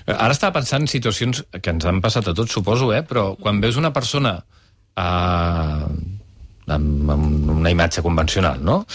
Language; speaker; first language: Catalan; native; Catalan